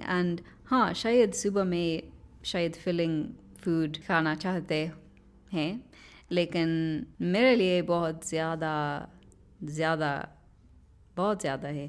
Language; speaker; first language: Hindi; non-native, learner; English